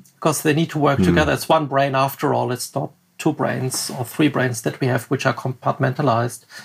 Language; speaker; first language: English; non-native, fluent; German